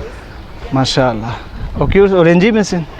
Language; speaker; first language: Turkish; non-native, learner; Urdu